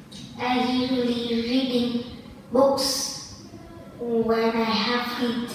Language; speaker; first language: English; non-native, learner; Vietnamese